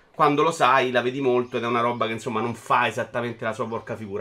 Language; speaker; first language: Italian; native; Italian